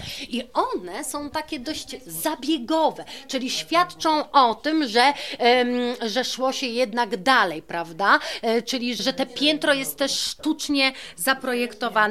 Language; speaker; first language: Polish; native; Polish